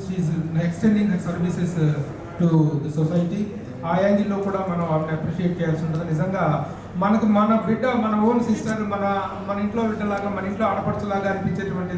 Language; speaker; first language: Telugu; native; Telugu